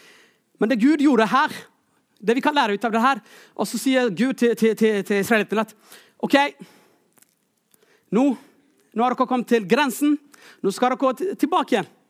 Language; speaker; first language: Norwegian; non-native, fluent; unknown